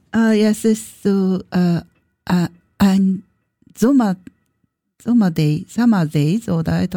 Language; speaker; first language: German; non-native, learner; Japanese